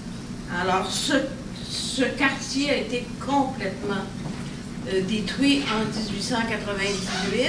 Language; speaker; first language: French; native; French